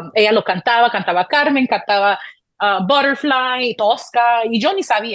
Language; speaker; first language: Spanish; early bilingual, heritage; Spanish